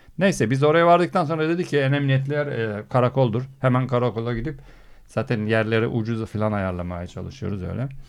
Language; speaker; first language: Turkish; early bilingual, heritage; Turkish